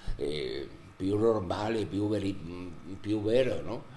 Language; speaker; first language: Italian; non-native, learner; Spanish